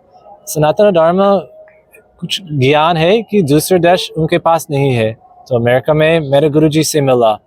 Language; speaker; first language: Hindi; non-native, learner; English